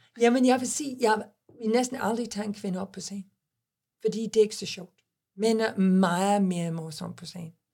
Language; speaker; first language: Danish; non-native, fluent; English